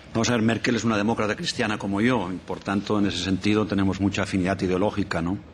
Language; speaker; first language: Spanish; native; Spanish